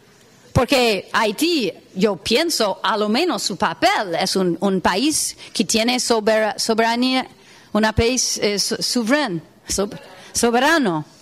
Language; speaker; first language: Spanish; non-native, fluent; English